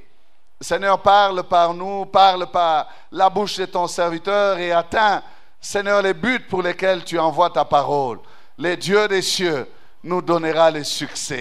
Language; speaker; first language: French; non-native, local second language; Swahili